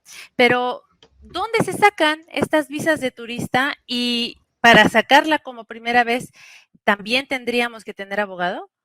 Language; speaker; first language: Spanish; native; Spanish